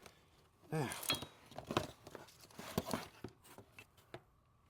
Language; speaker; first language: English; native; English